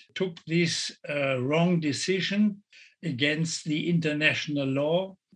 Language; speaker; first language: English; non-native, fluent; German